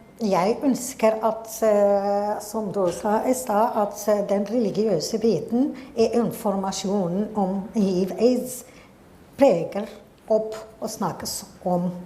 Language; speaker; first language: Norwegian; non-native, fluent; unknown